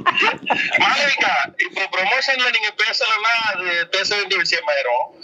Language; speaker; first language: Tamil; native; Tamil